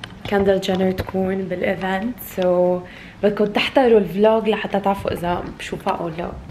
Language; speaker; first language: Arabic; early bilingual, heritage; Arabic